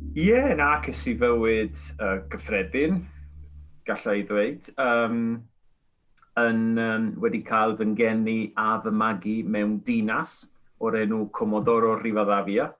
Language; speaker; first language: Welsh; non-native, fluent; Spanish